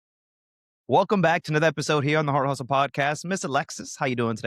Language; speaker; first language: English; native; English